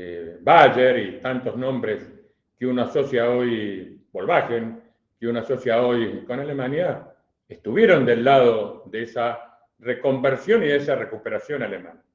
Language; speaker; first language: Spanish; native; Spanish